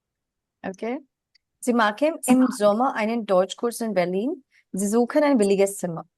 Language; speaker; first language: German; non-native, fluent; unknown